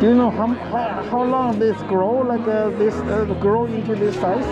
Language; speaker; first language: English; non-native, fluent; Chinese